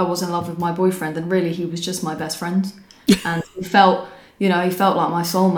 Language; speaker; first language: English; native; English